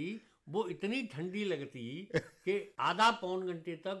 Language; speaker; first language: Hindi; native; Hindi